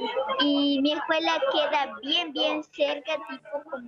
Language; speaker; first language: Spanish; early bilingual, heritage; Spanish